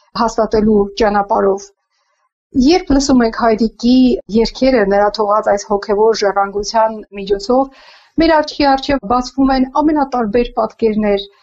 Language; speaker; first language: Armenian; native; Armenian